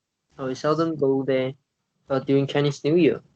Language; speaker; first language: English; non-native, learner; Chinese